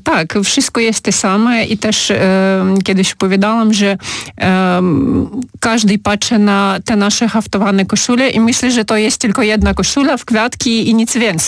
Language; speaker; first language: Polish; non-native, fluent; Ukrainian